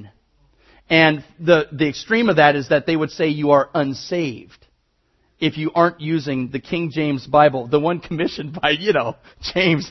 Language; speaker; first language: English; native; English